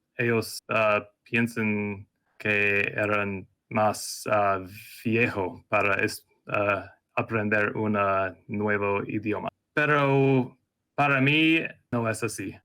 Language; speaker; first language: Spanish; non-native, learner; English